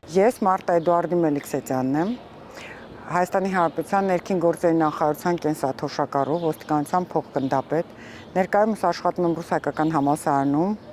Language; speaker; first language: Armenian; early bilingual, heritage; Russian